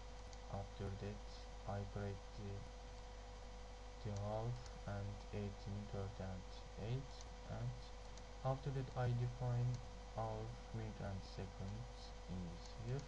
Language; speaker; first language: English; non-native, learner; Turkish